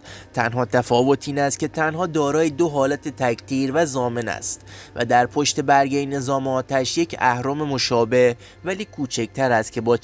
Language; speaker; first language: Persian; native; Persian